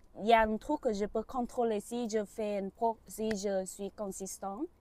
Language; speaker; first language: French; non-native, learner; Vietnamese